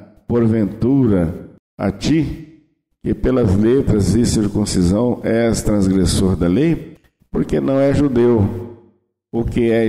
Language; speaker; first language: Portuguese; native; Portuguese